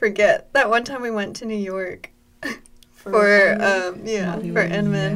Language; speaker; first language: English; native; English